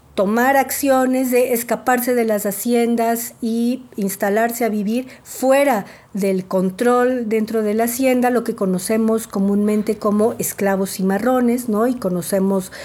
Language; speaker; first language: Spanish; native; Spanish